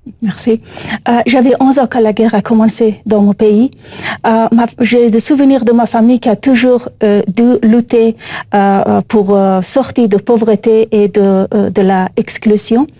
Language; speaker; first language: French; non-native, learner; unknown